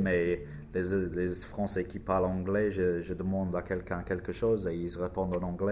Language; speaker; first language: French; non-native, learner; English